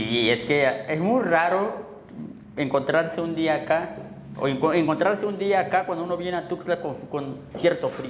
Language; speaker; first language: Spanish; native; Spanish